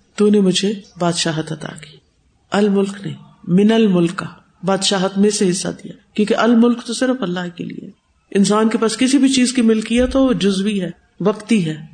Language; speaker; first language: Urdu; non-native, local second language; Punjabi